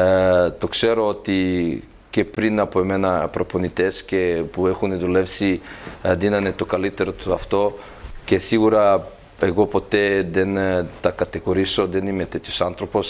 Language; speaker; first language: Greek; non-native, fluent; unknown